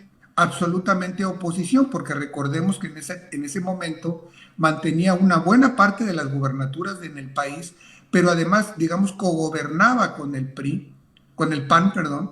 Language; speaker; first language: Spanish; native; Spanish